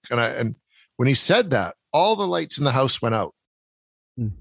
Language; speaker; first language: English; native; English